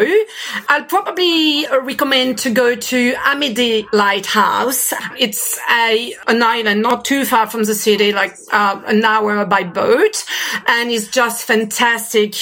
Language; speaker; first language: English; non-native, fluent; French